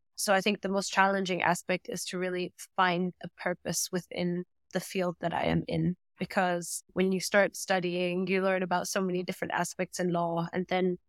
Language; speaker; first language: English; non-native, fluent; German